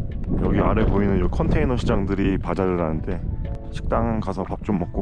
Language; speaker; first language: Korean; native; Korean